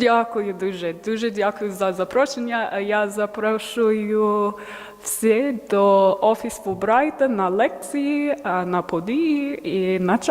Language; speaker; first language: Ukrainian; non-native, learner; English